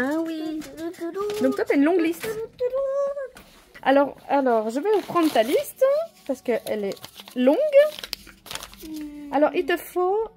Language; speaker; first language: French; native; French